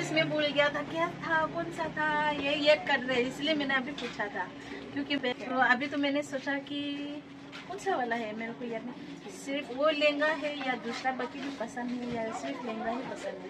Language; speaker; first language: Hindi; non-native, local second language; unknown